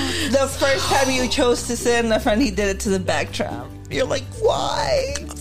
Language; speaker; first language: English; native; English